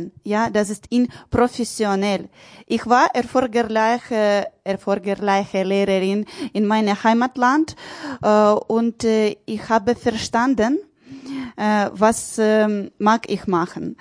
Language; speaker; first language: German; non-native, learner; Ukrainian